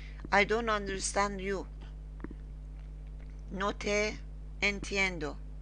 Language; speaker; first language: English; non-native, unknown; Persian